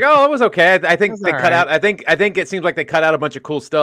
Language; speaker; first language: English; native; English